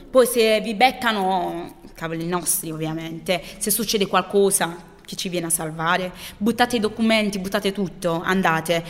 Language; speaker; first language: Italian; early bilingual, other home language; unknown